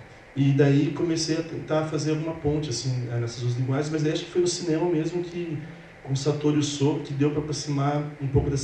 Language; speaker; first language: Portuguese; native; Portuguese